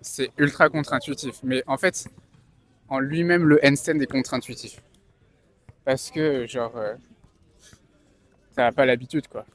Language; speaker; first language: French; native; French